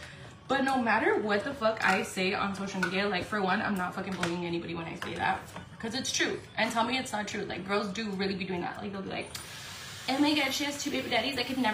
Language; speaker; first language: English; early bilingual, other home language; Spanish